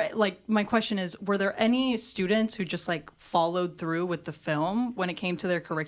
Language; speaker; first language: English; native; English